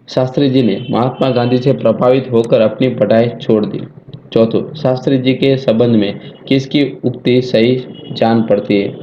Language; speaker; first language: Hindi; non-native, local second language; Gujarati